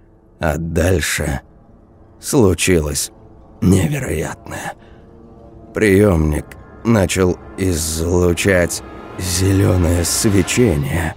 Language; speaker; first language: Russian; native; Russian